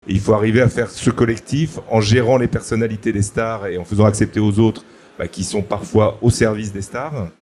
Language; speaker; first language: French; native; French